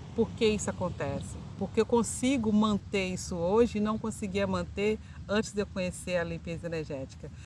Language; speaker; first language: Portuguese; native; Portuguese